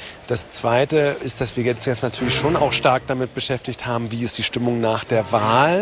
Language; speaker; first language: German; native; German